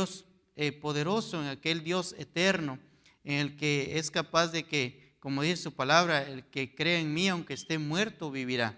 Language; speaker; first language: Spanish; native; Spanish